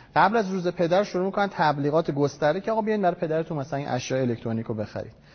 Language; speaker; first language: Persian; native; Persian